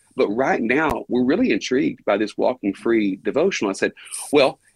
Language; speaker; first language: English; native; English